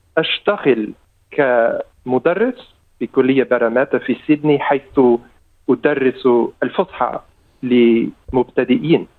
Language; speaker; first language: Arabic; non-native, fluent; English